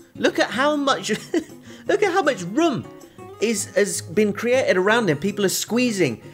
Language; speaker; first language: English; native; English